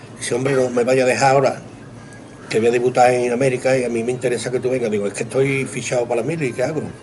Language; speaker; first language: Spanish; native; Spanish